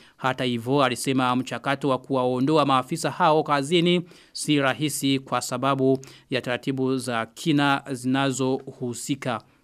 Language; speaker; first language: Swahili; non-native, local second language; Rundi